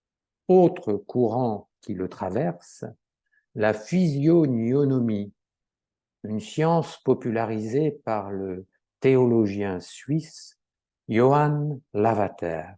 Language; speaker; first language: French; native; French